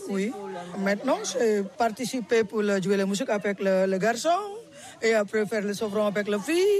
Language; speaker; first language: French; non-native, learner; Balinese